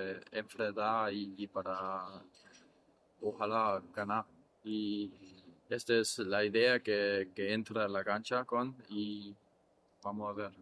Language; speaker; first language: Spanish; early bilingual, heritage; English